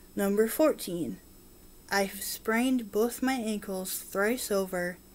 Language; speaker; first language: English; native; English